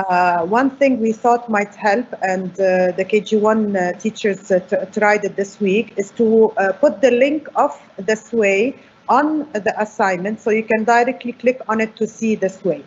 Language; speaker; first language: English; non-native, fluent; Arabic